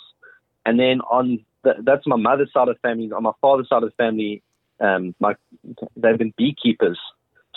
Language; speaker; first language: English; native; English